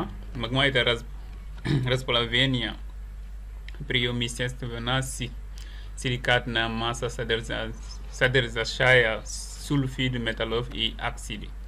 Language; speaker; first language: Russian; non-native, learner; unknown